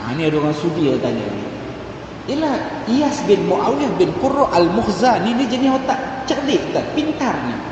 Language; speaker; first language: Malay; native; Malay